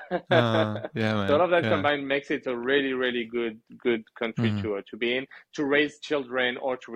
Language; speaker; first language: English; non-native, fluent; French